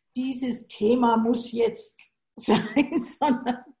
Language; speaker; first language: German; native; German